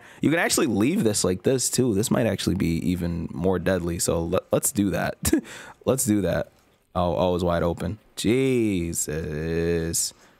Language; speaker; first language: English; native; English